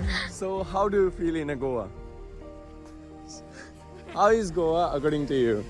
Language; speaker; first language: English; non-native, learner; Hindi